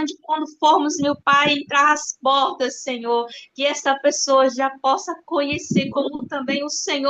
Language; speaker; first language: Portuguese; native; Portuguese